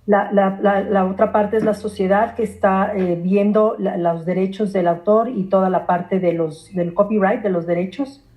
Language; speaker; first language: Spanish; non-native, fluent; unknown